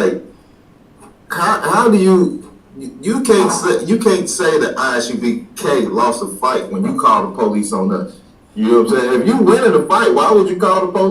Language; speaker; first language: English; native; English